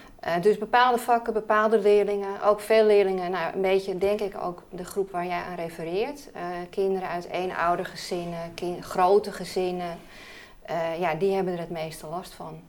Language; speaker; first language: Dutch; native; Dutch